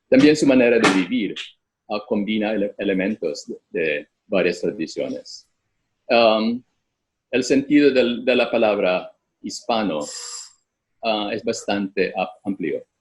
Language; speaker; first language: Spanish; non-native, fluent; Filipino